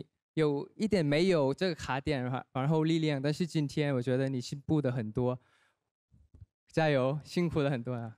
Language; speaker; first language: Chinese; non-native, learner; Thai